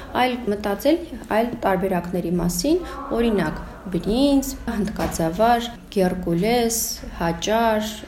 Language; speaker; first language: Armenian; native; Armenian